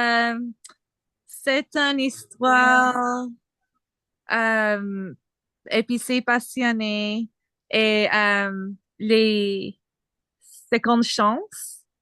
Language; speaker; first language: French; non-native, learner; English